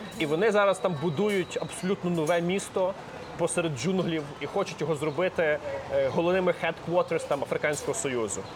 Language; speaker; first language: Ukrainian; native; Ukrainian